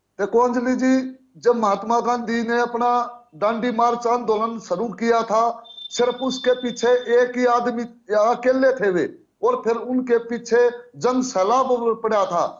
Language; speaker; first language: Hindi; native; Hindi